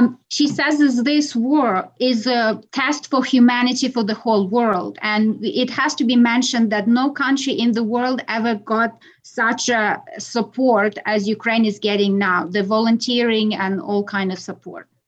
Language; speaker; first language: English; non-native, fluent; Ukrainian